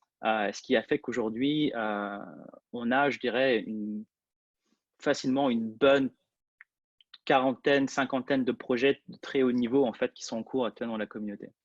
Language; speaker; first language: French; native; French